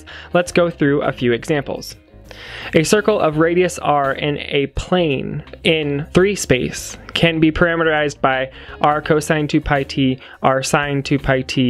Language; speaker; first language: English; native; English